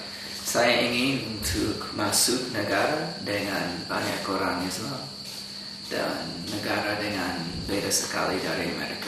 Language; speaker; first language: Indonesian; non-native, learner; English